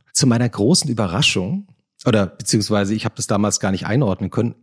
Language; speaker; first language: German; native; German